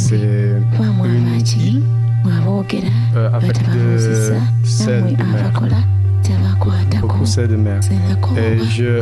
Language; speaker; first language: French; non-native, learner; Dutch